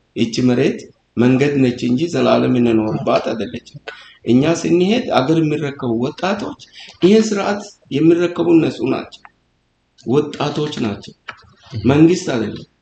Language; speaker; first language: Amharic; non-native, local second language; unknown